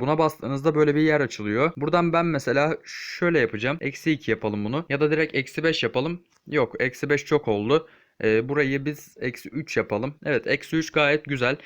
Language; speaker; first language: Turkish; native; Turkish